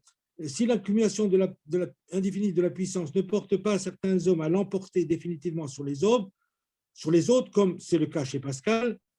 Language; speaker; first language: French; native; French